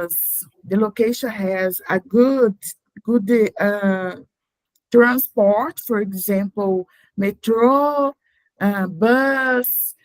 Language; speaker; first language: English; non-native, learner; Portuguese